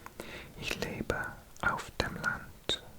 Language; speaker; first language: German; non-native, learner; English